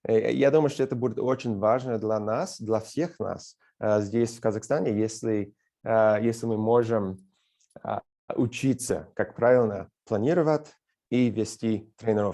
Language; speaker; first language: Russian; non-native, fluent; English